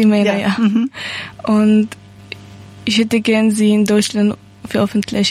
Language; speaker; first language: German; non-native, learner; Persian